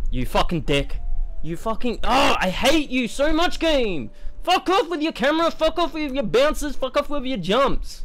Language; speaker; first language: English; native; English